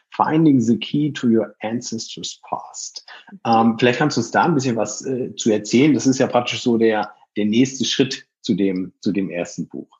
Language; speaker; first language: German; native; German